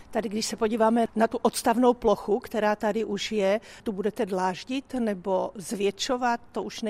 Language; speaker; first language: Czech; native; Czech